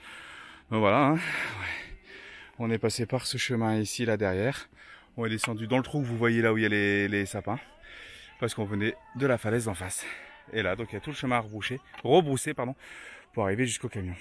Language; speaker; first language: French; native; French